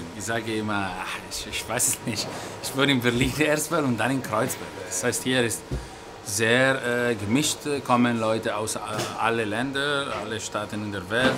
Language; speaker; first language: German; non-native, fluent; Italian